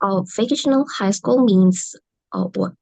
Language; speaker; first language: English; non-native, learner; Indonesian